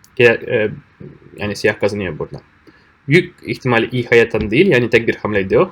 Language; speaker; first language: Turkish; non-native, fluent; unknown